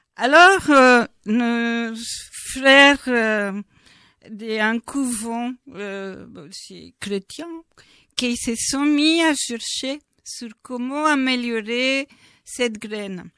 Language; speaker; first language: French; non-native, fluent; Spanish